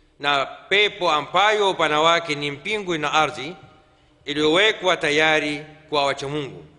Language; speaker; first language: Swahili; non-native, fluent; Arabic